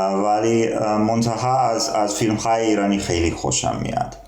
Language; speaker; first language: Persian; non-native, learner; Serbian